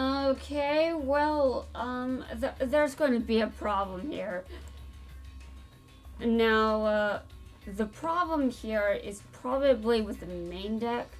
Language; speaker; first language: English; native; English